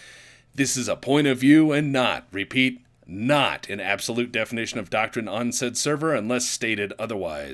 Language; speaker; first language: English; native; English